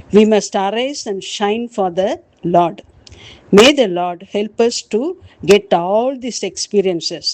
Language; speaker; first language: English; non-native, local second language; Tamil